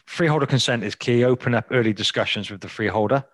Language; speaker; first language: English; native; English